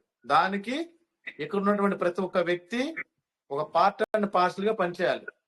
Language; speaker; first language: Telugu; native; Telugu